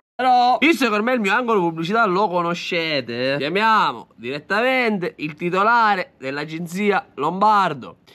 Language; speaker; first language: Italian; non-native, local second language; Sicilian